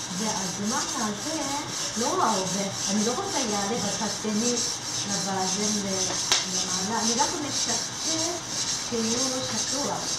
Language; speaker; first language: Hebrew; non-native, learner; Russian